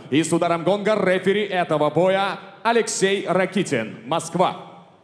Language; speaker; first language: Russian; native; Russian